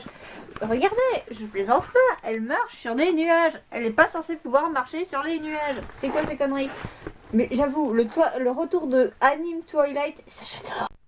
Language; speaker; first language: French; native; French